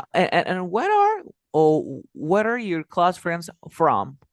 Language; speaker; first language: English; non-native, fluent; Spanish